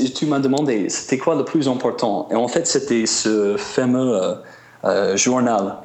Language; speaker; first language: French; non-native, fluent; English